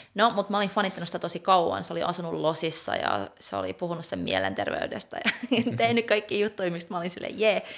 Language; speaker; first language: Finnish; non-native, local second language; Swedish